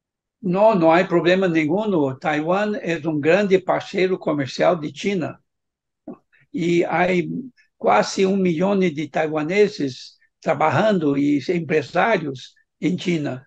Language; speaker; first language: Spanish; non-native, fluent; Portuguese